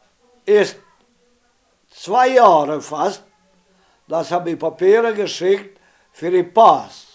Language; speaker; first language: German; non-native, learner; Romany